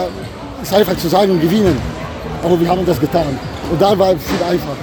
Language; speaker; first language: German; non-native, learner; Polish